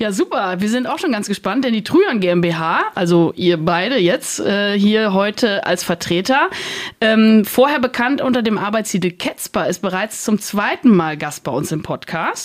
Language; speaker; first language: German; native; German